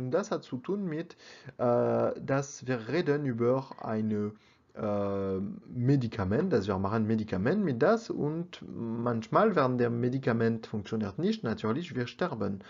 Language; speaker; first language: German; non-native, learner; French